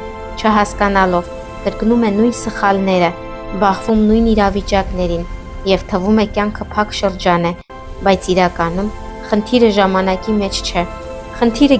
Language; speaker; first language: Armenian; native; Armenian